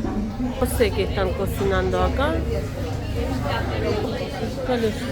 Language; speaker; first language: Spanish; non-native, fluent; Russian